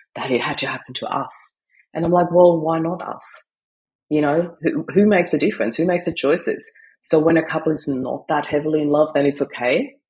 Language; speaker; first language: English; non-native, fluent; German